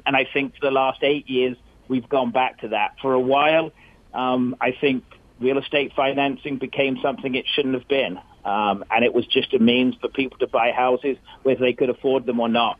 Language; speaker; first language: English; native; English